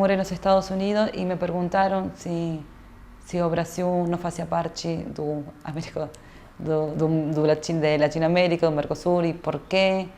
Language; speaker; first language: Portuguese; non-native, fluent; Spanish